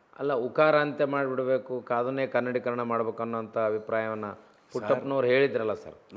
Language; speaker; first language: Kannada; native; Kannada